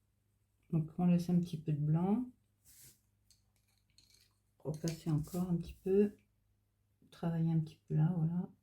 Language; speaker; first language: French; native; French